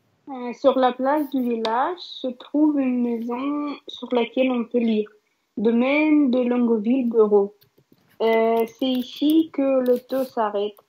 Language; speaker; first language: French; non-native, learner; Russian